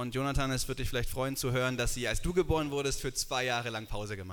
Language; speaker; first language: German; native; German